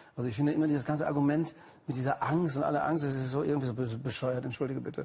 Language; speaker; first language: German; native; German